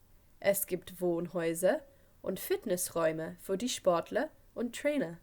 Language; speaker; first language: German; non-native, fluent; English